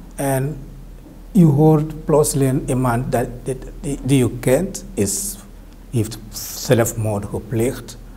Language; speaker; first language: Dutch; non-native, learner; Igbo